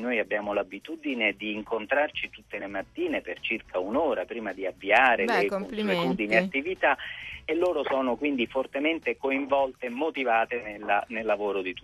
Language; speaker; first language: Italian; native; Italian